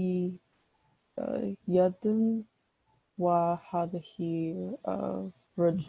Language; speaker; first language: Arabic; non-native, learner; English